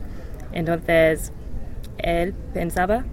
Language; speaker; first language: Spanish; non-native, learner; English